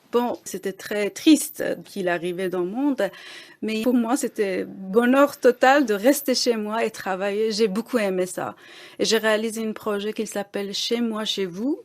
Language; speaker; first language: French; non-native, fluent; Persian